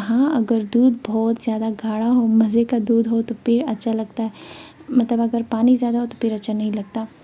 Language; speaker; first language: Urdu; non-native, local second language; Pashto